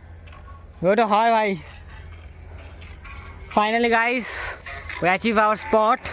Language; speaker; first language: Hindi; non-native, local second language; Bangla